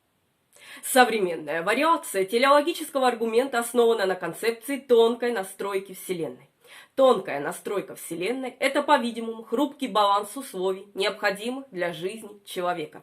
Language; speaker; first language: Russian; native; Russian